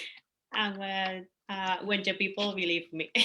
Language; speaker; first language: English; non-native, learner; Spanish